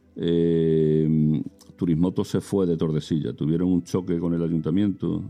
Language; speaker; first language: Spanish; native; Spanish